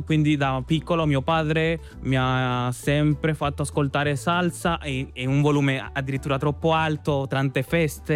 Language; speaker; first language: Italian; non-native, fluent; Spanish